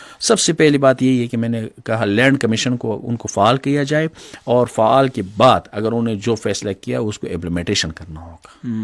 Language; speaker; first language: Urdu; non-native, local second language; Pashto